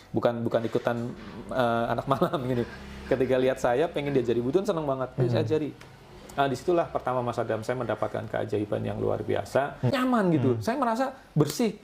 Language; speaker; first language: Indonesian; non-native, local second language; Javanese